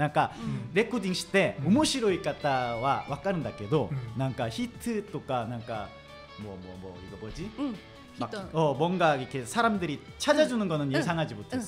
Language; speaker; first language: Japanese; non-native, learner; Korean